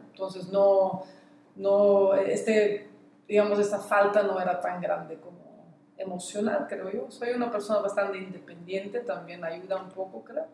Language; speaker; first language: Spanish; non-native, fluent; Dutch